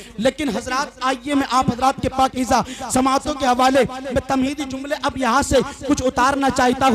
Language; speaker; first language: Hindi; native; Hindi